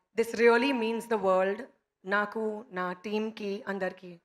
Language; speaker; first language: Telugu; non-native, local second language; Hindi